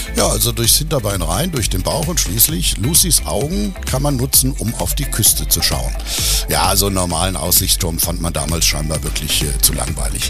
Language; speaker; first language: German; native; German